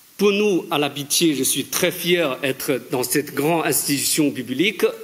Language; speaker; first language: French; non-native, fluent; Chinese